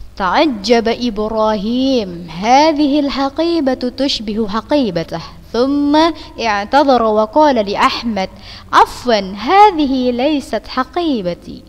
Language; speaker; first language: Arabic; non-native, fluent; Indonesian